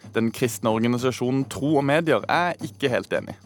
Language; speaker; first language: Norwegian; native; Norwegian